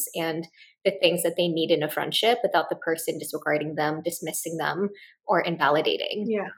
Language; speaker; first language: English; native; English